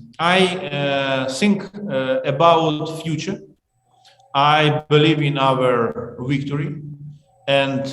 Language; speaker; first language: English; non-native, learner; Ukrainian